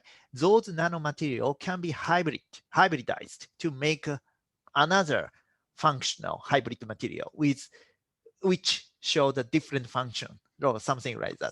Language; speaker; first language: English; non-native, fluent; Japanese